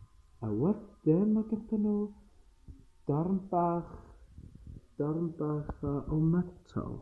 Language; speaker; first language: Welsh; non-native, learner; English